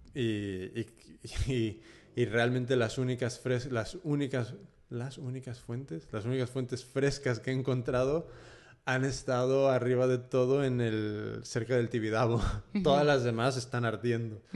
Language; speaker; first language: Spanish; early bilingual, heritage; Spanish